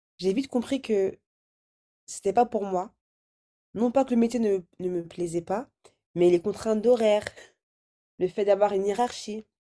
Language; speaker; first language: French; early bilingual, other home language; Arabic